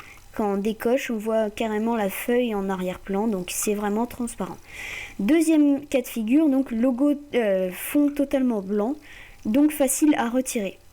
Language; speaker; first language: French; native; French